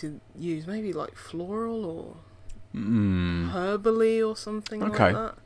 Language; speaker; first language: English; native; English